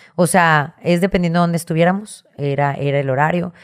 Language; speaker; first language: Spanish; native; Spanish